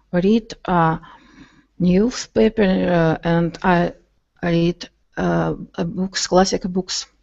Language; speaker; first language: English; non-native, learner; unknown